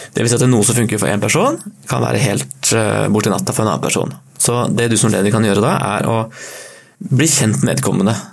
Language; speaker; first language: Norwegian; native; Norwegian